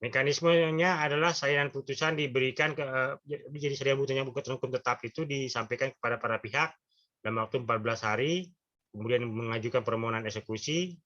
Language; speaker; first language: Indonesian; native; Indonesian